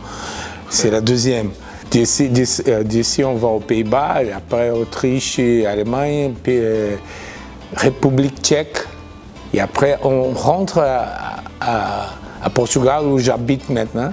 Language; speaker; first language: French; non-native, fluent; Portuguese